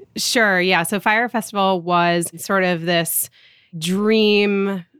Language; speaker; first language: English; native; English